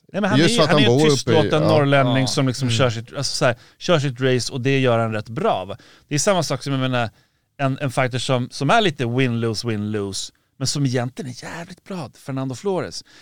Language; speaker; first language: Swedish; native; Swedish